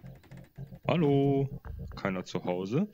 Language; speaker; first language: German; native; German